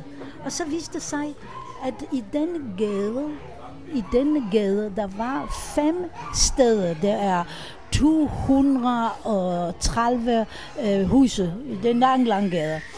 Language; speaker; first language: Danish; non-native, fluent; Hebrew